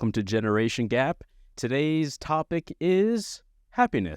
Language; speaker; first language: English; native; English